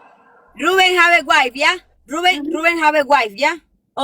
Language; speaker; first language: English; non-native, learner; Spanish